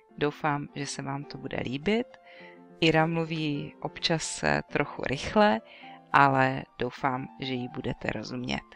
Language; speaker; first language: Czech; native; Czech